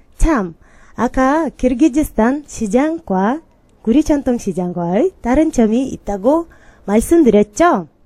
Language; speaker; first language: Korean; non-native, learner; Kyrgyz